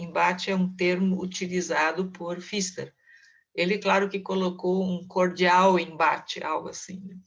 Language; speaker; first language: Portuguese; non-native, local second language; German